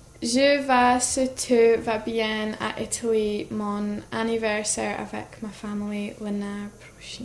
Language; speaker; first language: French; non-native, learner; English